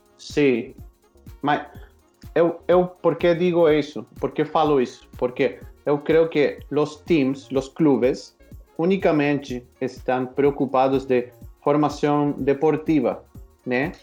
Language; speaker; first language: Portuguese; non-native, learner; Spanish